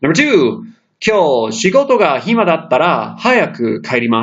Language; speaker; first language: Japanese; non-native, fluent; English